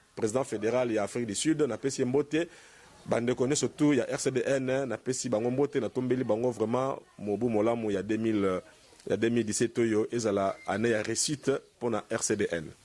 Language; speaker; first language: Lingala; non-native, local second language; Luba-Lulua